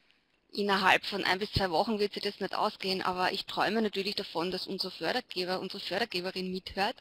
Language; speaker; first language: German; native; German